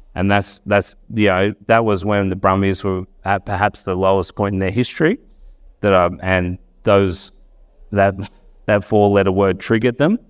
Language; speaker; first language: English; native; English